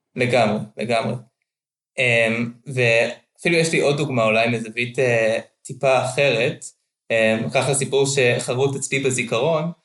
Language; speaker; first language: Hebrew; native; Hebrew